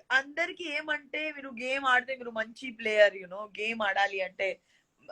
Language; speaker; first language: Telugu; non-native, learner; Gujarati